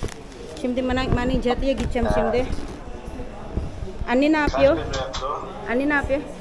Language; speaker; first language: Turkish; non-native, learner; Filipino